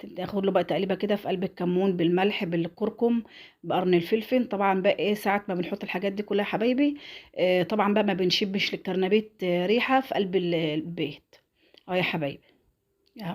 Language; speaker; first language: Arabic; native; Arabic